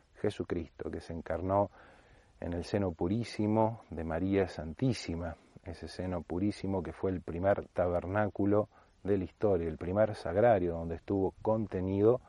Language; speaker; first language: Spanish; native; Spanish